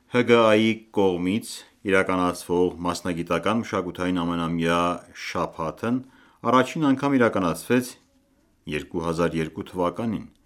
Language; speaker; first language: Armenian; native; Armenian